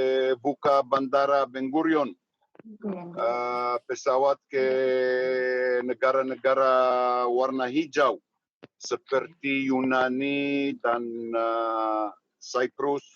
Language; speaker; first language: Indonesian; non-native, learner; Hebrew